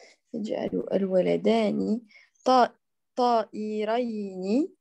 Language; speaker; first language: Arabic; non-native, learner; French